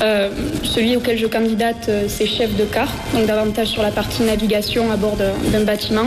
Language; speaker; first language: French; native; French